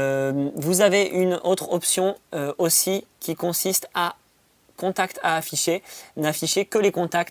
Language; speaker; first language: French; native; French